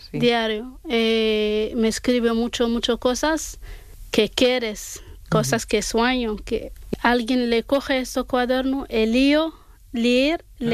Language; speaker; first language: Spanish; non-native, learner; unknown